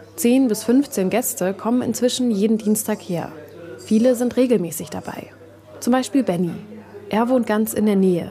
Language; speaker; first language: German; native; German